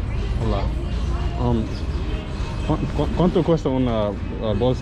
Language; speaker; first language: Spanish; non-native, learner; English